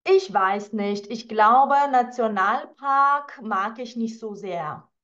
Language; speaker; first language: German; non-native, fluent; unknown